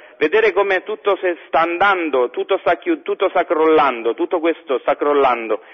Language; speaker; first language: Italian; native; Italian